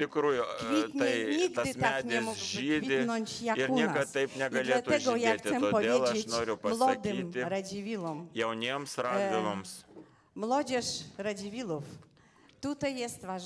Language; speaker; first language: Polish; non-native, learner; Lithuanian